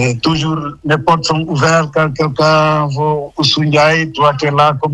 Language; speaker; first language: French; non-native, local second language; Wolof